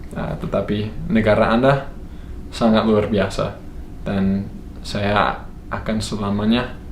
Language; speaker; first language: Indonesian; non-native, fluent; English